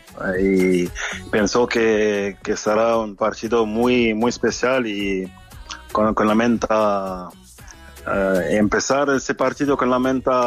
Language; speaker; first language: Spanish; non-native, fluent; French